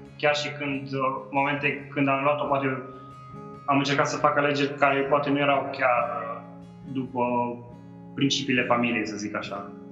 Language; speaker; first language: Romanian; native; Romanian